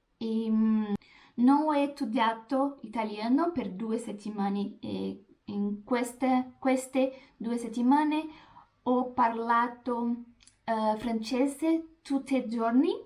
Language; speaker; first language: Italian; non-native, learner; Portuguese